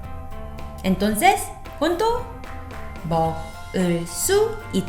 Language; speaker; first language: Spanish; non-native, fluent; Korean